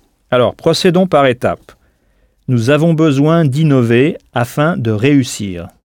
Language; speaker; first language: French; native; French